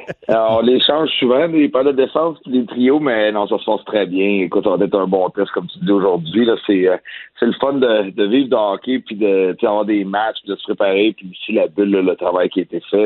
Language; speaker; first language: French; native; French